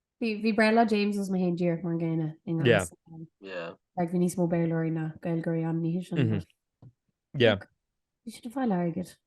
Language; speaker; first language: Irish; non-native, local second language; English